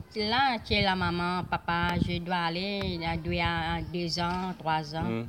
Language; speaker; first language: French; non-native, local second language; Morisyen